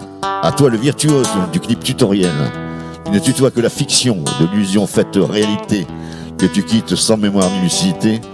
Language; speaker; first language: French; native; French